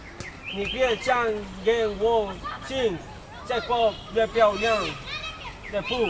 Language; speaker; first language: Chinese; non-native, learner; Spanish